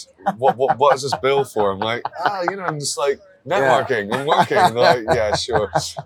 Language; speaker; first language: English; native; English